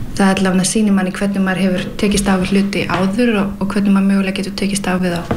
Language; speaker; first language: Icelandic; early bilingual, heritage; Icelandic